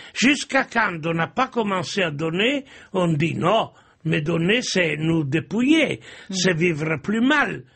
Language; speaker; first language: French; non-native, fluent; Italian